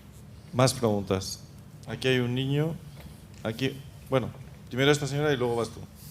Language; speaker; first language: Spanish; native; Spanish